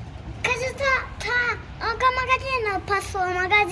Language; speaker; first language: Russian; early bilingual, other home language; Tajik